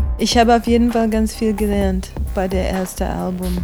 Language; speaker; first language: German; non-native, fluent; English